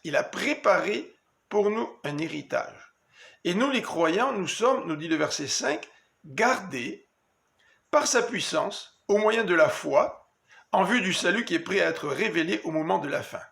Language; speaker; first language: French; native; French